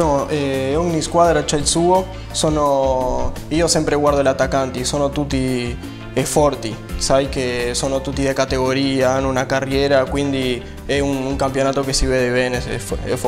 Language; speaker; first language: Italian; non-native, learner; Spanish